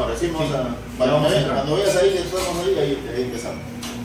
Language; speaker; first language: Spanish; native; Spanish